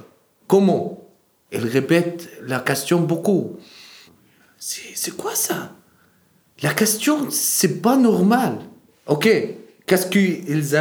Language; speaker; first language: French; non-native, learner; Arabic